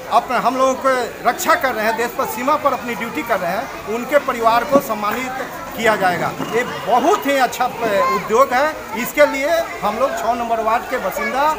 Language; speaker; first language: Hindi; native; Hindi